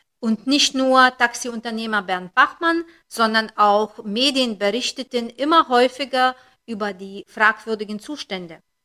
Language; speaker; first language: German; non-native, fluent; Lithuanian